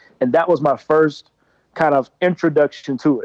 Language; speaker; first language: English; native; English